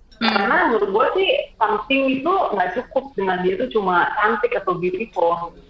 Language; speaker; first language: Indonesian; native; Indonesian